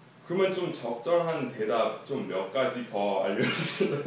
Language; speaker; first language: Korean; non-native, fluent; English